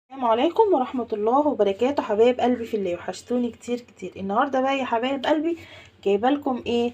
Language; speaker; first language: Arabic; native; Arabic